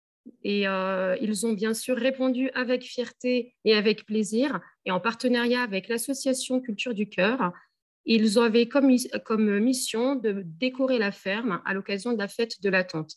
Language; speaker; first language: French; native; French